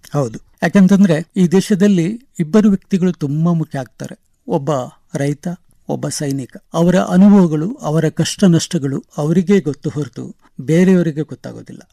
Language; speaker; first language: Kannada; non-native, local second language; Konkani